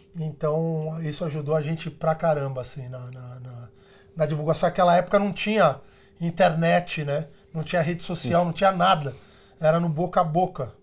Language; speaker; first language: Portuguese; early bilingual, other home language; Spanish